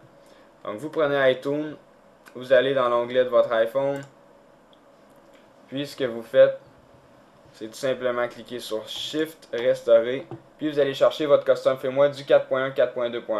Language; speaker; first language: French; native; French